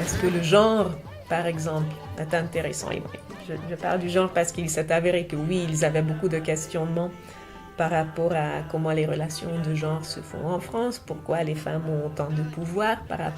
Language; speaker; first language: French; native; French